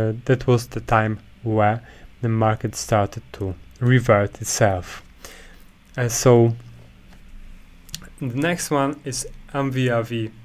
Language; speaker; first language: English; non-native, fluent; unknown